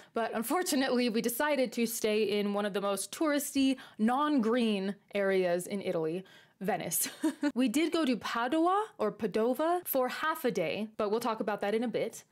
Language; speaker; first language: English; native; English